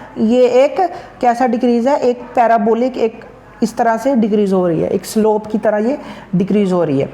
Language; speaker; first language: Hindi; non-native, local second language; Punjabi